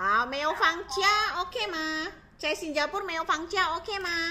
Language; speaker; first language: Chinese; non-native, learner; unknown